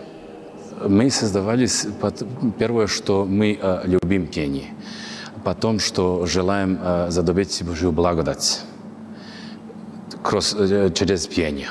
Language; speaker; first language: Russian; non-native, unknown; Serbian